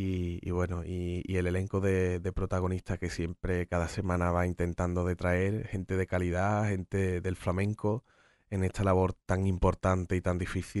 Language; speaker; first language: Spanish; native; Spanish